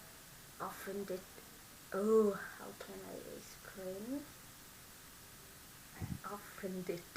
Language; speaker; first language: English; non-native, learner; Vietnamese